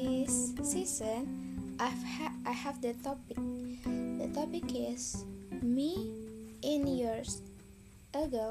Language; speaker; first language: English; non-native, learner; Indonesian